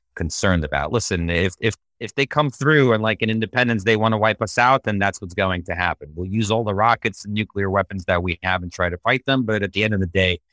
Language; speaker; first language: English; early bilingual, other home language; Russian